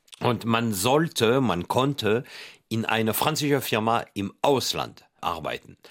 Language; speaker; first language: German; non-native, fluent; French